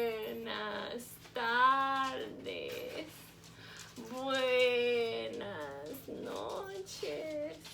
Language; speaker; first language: Spanish; non-native, fluent; English